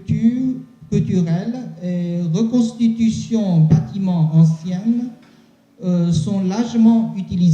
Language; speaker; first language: French; non-native, learner; Chinese